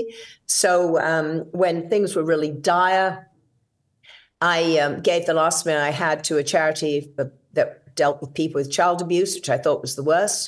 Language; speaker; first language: English; native; English